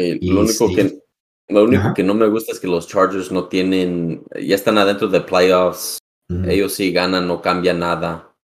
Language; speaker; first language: Spanish; early bilingual, heritage; Spanish